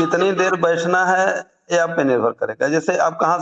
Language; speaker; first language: Hindi; native; Hindi